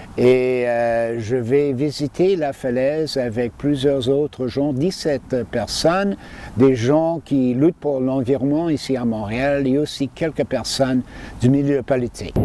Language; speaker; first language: French; non-native, local second language; English